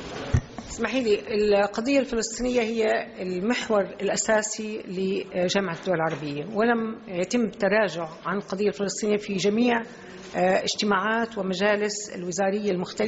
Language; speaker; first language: Arabic; native; Arabic